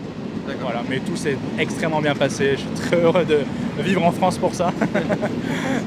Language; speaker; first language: French; native; French